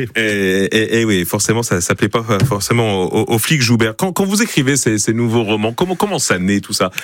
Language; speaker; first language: French; native; French